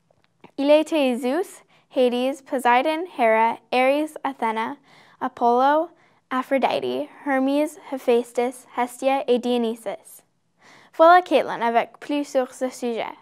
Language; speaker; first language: French; non-native, learner; English